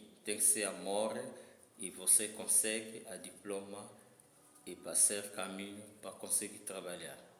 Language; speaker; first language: Portuguese; non-native, learner; Lingala